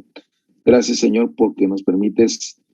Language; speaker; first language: Spanish; native; Spanish